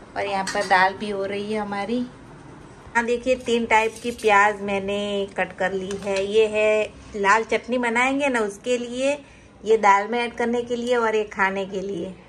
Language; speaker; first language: Hindi; non-native, local second language; Gujarati